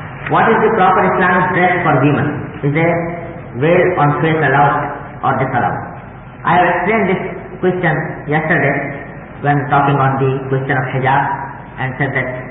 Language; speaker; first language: English; non-native, local second language; Urdu